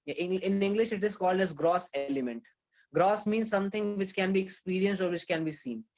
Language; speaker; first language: English; non-native, local second language; Hindi